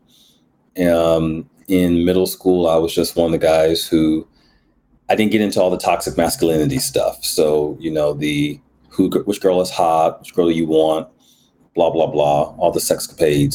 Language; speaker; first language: English; native; English